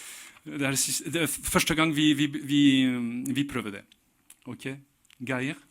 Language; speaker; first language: Norwegian; non-native, fluent; French